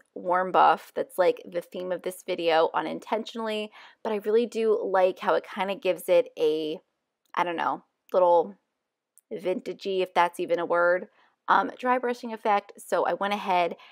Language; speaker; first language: English; native; English